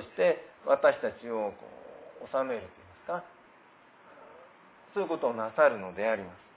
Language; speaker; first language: Japanese; native; Japanese